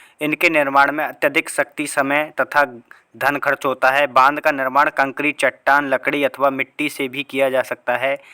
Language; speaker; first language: Hindi; native; Hindi